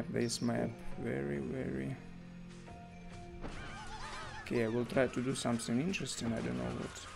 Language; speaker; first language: English; non-native, learner; Russian